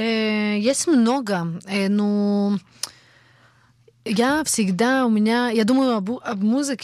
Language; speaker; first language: Russian; early bilingual, heritage; Russian